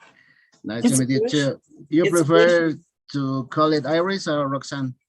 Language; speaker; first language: English; non-native, learner; Spanish